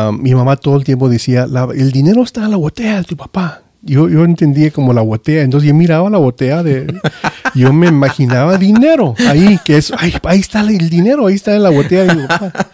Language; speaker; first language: Spanish; early bilingual, heritage; Spanish